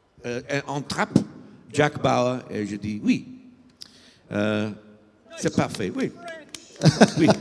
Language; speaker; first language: French; non-native, learner; English